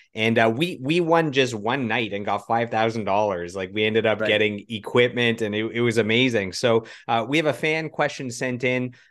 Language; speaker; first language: English; native; English